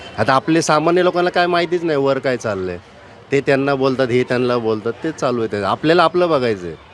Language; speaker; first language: Marathi; native; Marathi